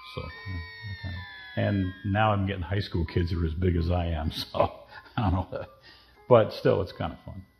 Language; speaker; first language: English; native; English